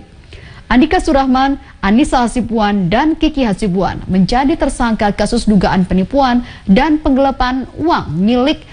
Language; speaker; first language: Indonesian; native; Indonesian